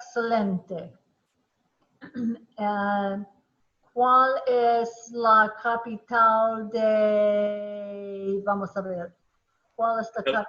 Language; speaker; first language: Spanish; non-native, learner; English